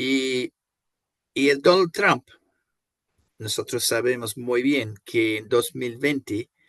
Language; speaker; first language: Spanish; non-native, fluent; Portuguese